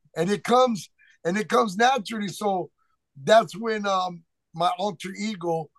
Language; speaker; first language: English; native; English